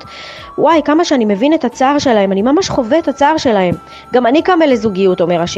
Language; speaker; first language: Hebrew; native; Hebrew